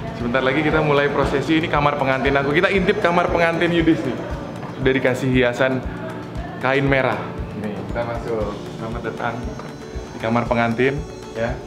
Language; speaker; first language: Indonesian; native; Indonesian